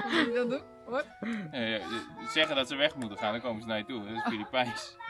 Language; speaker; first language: Dutch; native; Dutch